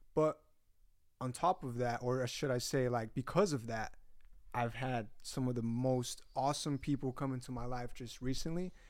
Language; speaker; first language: English; early bilingual, other home language; Spanish